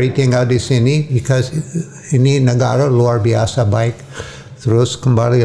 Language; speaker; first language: Indonesian; non-native, fluent; English